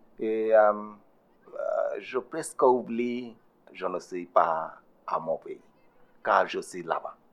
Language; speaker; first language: French; non-native, learner; Bangla